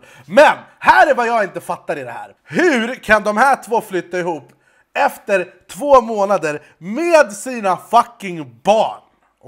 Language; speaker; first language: Swedish; native; Swedish